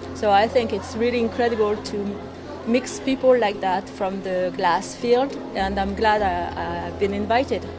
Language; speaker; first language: English; non-native, fluent; French